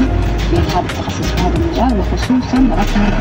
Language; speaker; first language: Arabic; native; Arabic